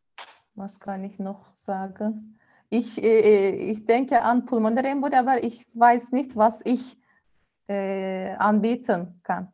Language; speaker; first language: German; non-native, learner; Turkish